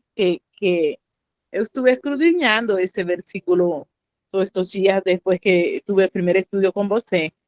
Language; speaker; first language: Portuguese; non-native, learner; Spanish